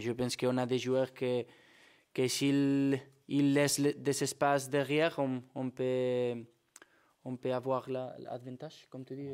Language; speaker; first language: French; non-native, fluent; Spanish